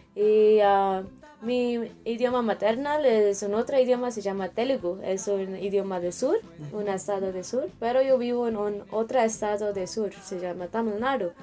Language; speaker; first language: Spanish; non-native, learner; Telugu